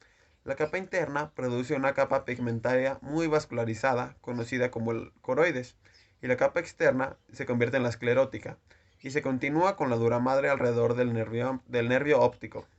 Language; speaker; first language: Spanish; native; Spanish